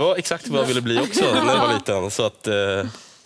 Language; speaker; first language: Swedish; native; Swedish